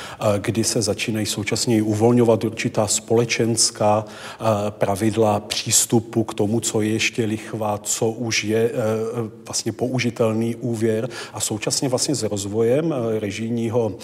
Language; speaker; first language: Czech; native; Czech